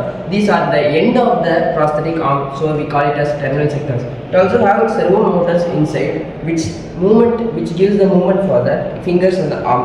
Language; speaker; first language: English; non-native, local second language; Tamil